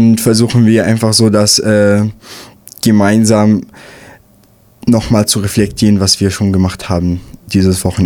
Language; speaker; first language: German; non-native, fluent; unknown